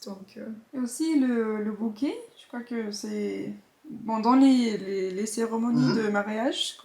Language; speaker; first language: French; non-native, fluent; English